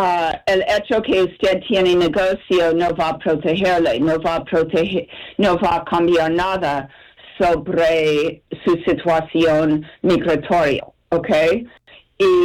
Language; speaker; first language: Spanish; non-native, fluent; English